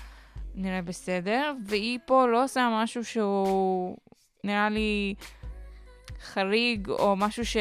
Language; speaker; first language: Hebrew; non-native, local second language; Arabic